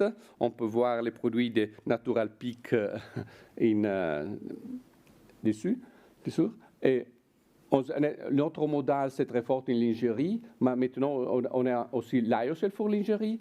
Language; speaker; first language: French; non-native, fluent; Italian